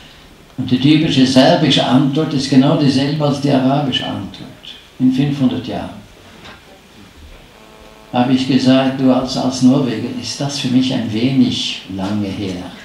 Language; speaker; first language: German; non-native, fluent; Norwegian